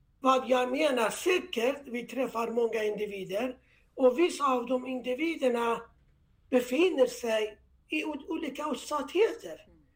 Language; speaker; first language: Swedish; non-native, fluent; Persian